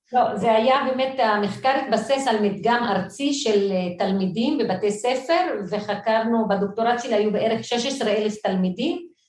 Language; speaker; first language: Hebrew; non-native, local second language; Arabic